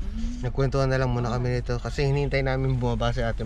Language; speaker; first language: Filipino; native; Filipino